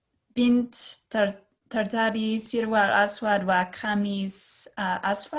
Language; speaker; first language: Arabic; non-native, learner; English